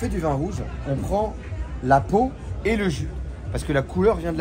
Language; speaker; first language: French; native; French